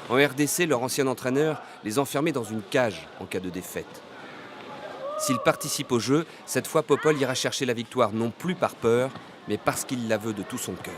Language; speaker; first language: French; native; French